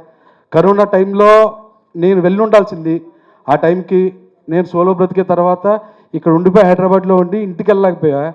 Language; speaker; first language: Telugu; native; Telugu